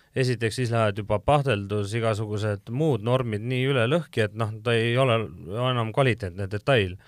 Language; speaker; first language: Estonian; non-native, local second language; Russian